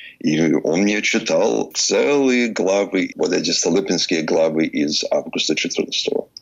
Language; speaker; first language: Russian; early bilingual, heritage; English